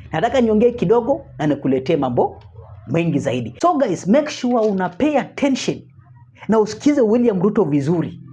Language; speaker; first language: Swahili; non-native, local second language; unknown